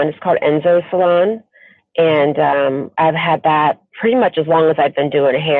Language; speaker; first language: English; native; English